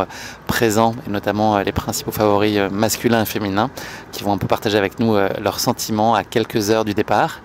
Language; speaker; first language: French; native; French